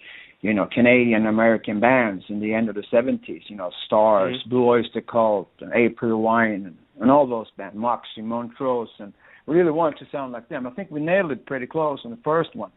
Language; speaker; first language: English; non-native, fluent; Swedish